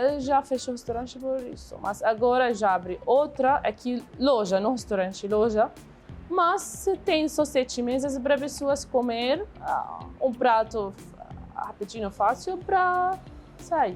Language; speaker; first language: Portuguese; non-native, learner; Arabic